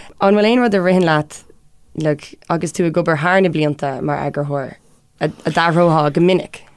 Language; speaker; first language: Irish; non-native, local second language; English